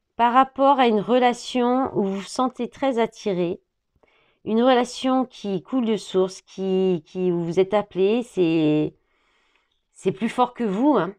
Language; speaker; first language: French; native; French